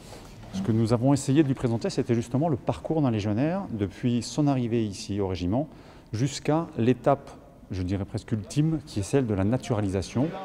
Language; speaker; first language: French; native; French